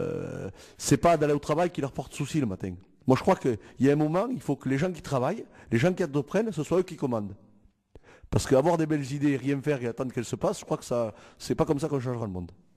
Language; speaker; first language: French; native; French